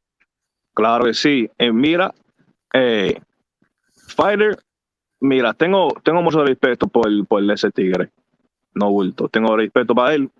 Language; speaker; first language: Spanish; early bilingual, heritage; English